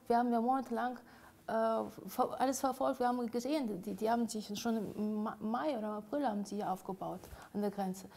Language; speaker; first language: German; non-native, fluent; Russian